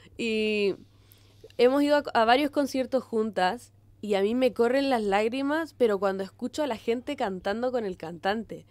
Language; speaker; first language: Spanish; native; Spanish